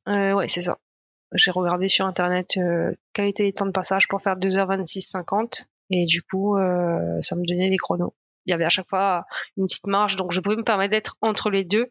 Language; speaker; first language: French; non-native, local second language; Morisyen